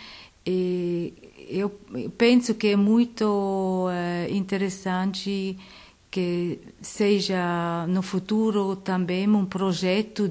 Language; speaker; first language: Portuguese; non-native, learner; Italian